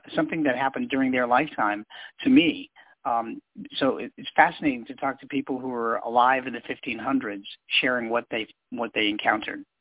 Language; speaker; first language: English; native; English